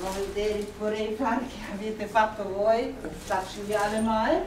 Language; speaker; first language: Italian; non-native, fluent; German